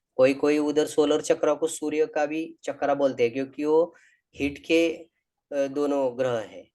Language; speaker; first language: Hindi; non-native, local second language; Marathi